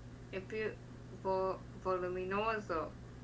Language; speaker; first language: Italian; non-native, learner; Japanese